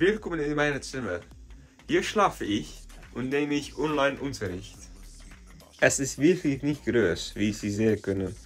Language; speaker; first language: German; non-native, learner; Dutch